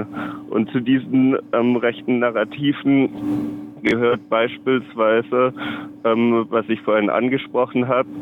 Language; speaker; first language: German; native; German